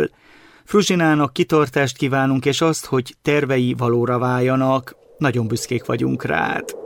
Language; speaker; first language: Hungarian; native; Hungarian